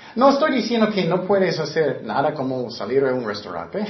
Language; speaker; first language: Spanish; non-native, fluent; English